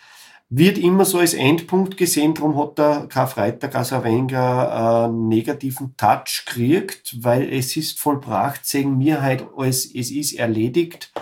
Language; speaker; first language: German; native; German